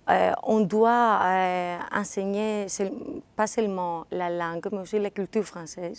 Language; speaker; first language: French; non-native, fluent; Greek